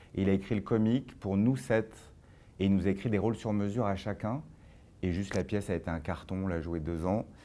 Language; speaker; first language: French; native; French